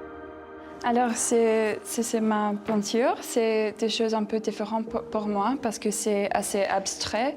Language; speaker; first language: French; non-native, learner; English